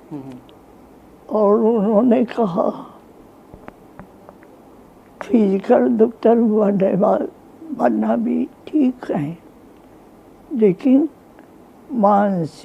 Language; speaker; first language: Hindi; non-native, fluent; Japanese